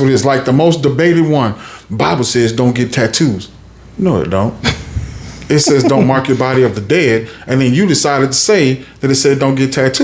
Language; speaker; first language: English; native; English